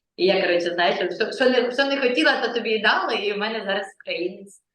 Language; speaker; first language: Ukrainian; native; Ukrainian